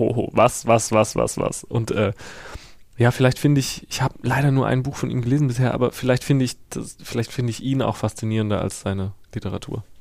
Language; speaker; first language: German; native; German